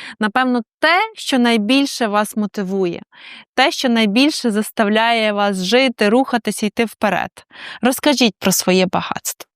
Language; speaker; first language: Ukrainian; native; Ukrainian